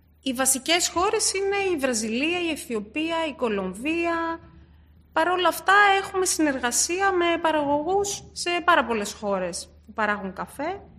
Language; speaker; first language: Greek; early bilingual, other home language; Turkish